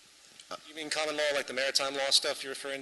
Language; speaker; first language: English; native; English